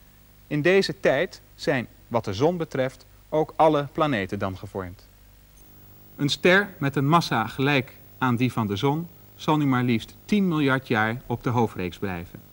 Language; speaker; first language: Dutch; native; Dutch